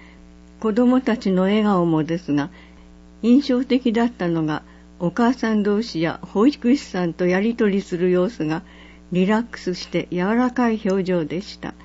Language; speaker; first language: Japanese; native; Japanese